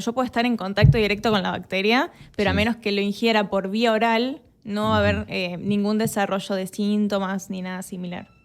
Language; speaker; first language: Spanish; native; Spanish